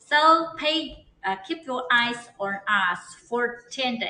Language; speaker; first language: English; non-native, learner; Chinese